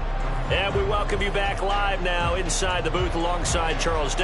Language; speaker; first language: English; native; English